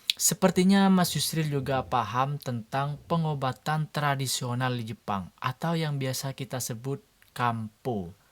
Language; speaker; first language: Indonesian; non-native, local second language; Madurese